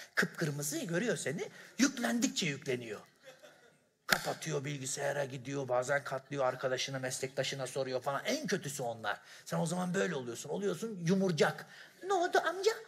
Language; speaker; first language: Turkish; native; Turkish